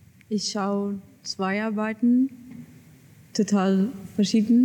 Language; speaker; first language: German; non-native, learner; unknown